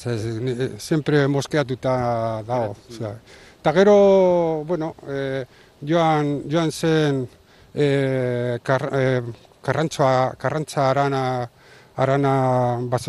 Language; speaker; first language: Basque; non-native, local second language; Spanish